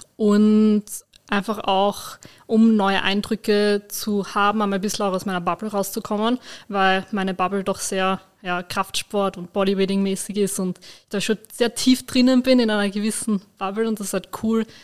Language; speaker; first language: German; native; German